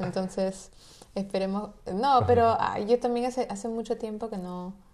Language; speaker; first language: Spanish; native; Spanish